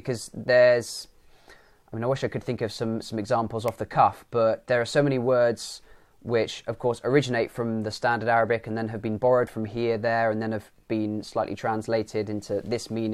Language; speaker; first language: English; native; English